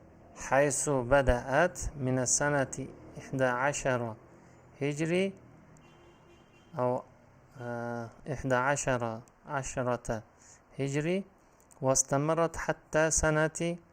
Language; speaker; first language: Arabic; non-native, fluent; Uzbek